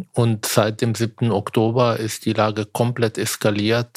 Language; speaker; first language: German; non-native, fluent; Arabic